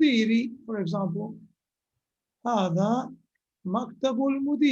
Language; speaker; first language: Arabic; non-native, fluent; English